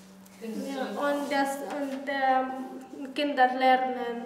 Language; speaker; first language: German; non-native, learner; Arabic